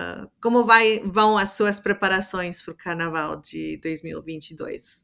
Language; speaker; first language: Portuguese; non-native, fluent; English